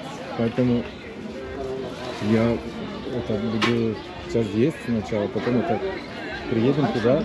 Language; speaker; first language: Russian; non-native, learner; Turkish